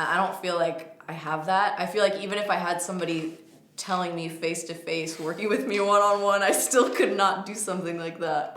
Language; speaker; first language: English; native; English